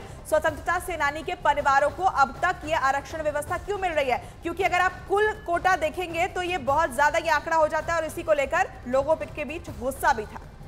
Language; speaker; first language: Hindi; native; Hindi